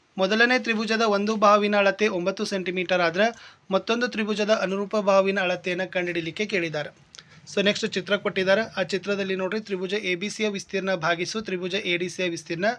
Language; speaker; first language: Kannada; native; Kannada